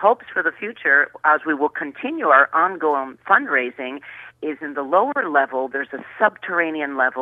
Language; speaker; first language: English; native; English